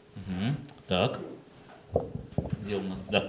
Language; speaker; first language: Russian; native; Russian